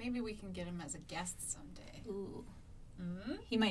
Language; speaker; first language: English; native; English